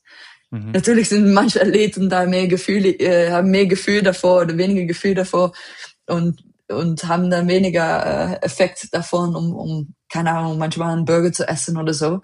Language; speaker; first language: German; non-native, fluent; Dutch